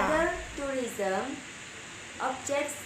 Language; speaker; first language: English; non-native, learner; Indonesian